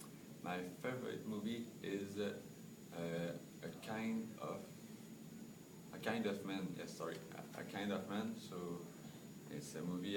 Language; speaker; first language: English; non-native, learner; French